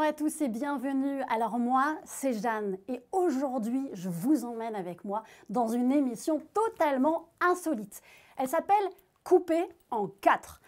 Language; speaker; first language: French; native; French